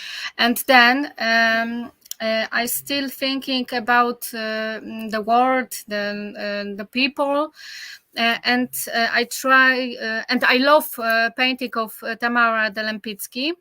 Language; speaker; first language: English; non-native, learner; Polish